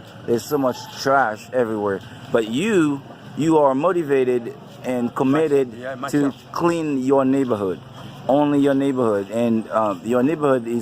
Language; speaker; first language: English; non-native, local second language; Haitian Creole